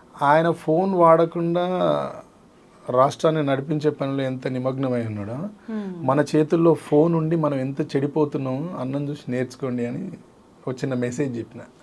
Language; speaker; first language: Telugu; native; Telugu